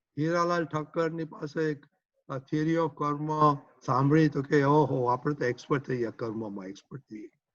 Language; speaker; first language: Gujarati; early bilingual, heritage; Gujarati